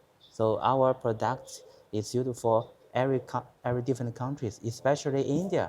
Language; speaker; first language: English; non-native, learner; Chinese